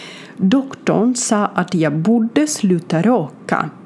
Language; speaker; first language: Swedish; non-native, learner; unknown